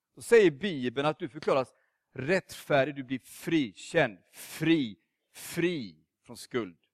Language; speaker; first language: Swedish; native; Swedish